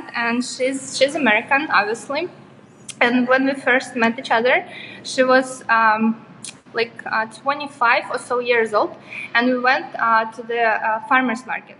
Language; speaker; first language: English; non-native, fluent; Russian